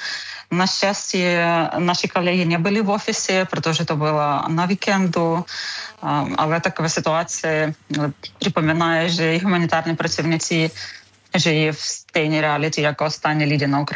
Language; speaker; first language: Czech; non-native, learner; Ukrainian